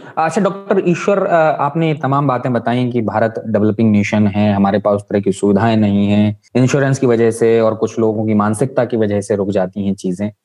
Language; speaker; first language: Hindi; native; Hindi